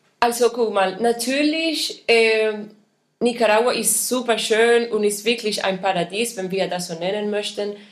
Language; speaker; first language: German; non-native, fluent; Spanish